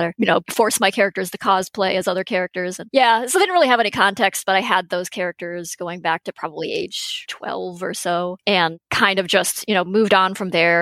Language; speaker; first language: English; native; English